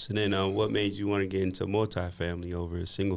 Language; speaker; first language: English; native; English